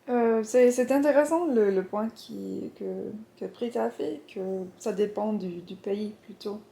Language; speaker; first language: French; non-native, fluent; English